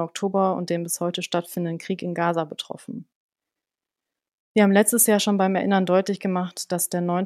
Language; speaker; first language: German; native; German